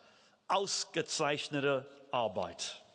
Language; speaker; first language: German; non-native, fluent; English